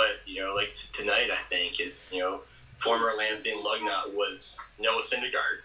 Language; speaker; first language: English; native; English